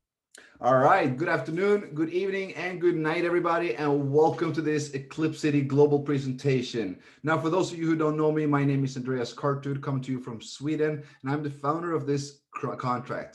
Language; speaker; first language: English; non-native, fluent; Swedish